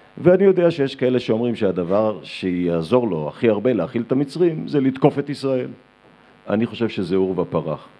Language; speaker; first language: Hebrew; native; Hebrew